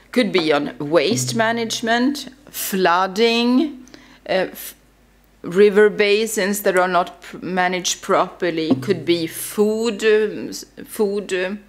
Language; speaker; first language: English; non-native, fluent; Swedish